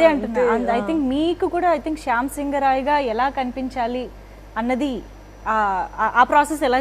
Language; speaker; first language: Telugu; native; Telugu